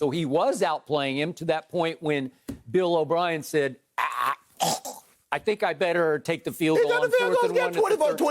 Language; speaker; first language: English; native; English